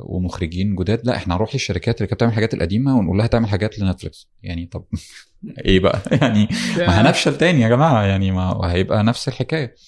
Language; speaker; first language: Arabic; native; Arabic